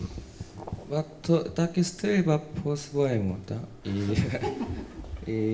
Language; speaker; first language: Polish; non-native, learner; Korean